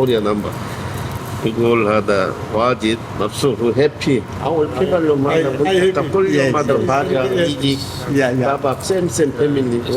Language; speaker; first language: Arabic; non-native, learner; Korean